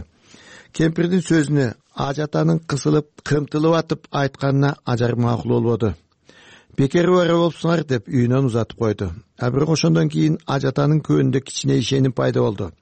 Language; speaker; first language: Kyrgyz; native; Kyrgyz